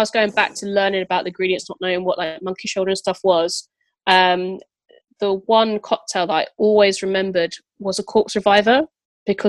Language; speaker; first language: English; native; English